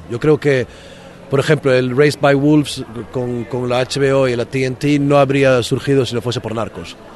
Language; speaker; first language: Spanish; early bilingual, heritage; Spanish